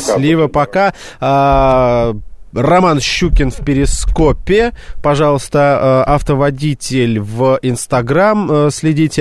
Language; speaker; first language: Russian; native; Russian